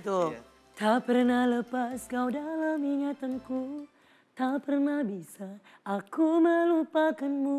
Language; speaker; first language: Indonesian; non-native, fluent; Thai